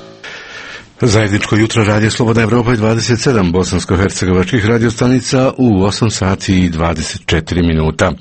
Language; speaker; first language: Croatian; native; Croatian